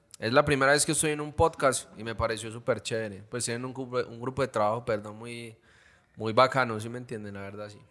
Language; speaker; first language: Spanish; native; Spanish